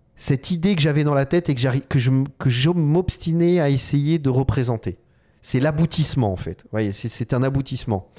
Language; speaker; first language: French; native; French